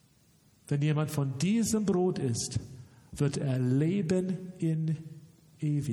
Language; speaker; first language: German; non-native, fluent; English